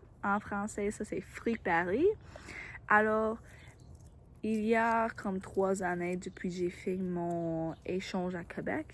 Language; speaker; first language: French; non-native, learner; English